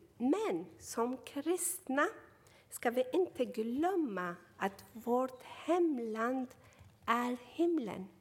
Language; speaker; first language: Swedish; non-native, fluent; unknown